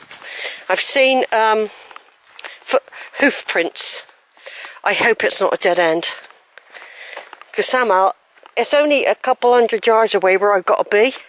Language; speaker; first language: English; native; English